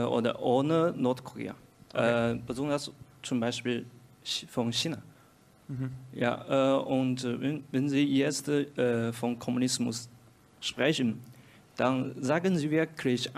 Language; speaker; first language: German; non-native, learner; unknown